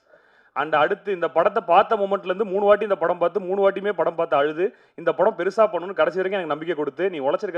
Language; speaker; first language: Tamil; native; Tamil